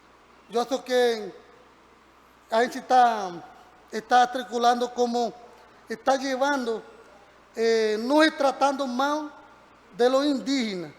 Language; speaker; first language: Portuguese; non-native, learner; Spanish